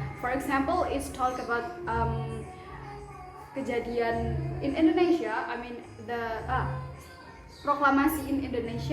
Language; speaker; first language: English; non-native, fluent; Indonesian